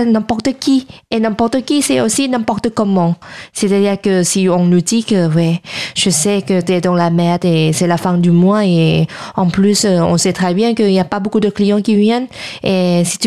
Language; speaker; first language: French; non-native, fluent; Thai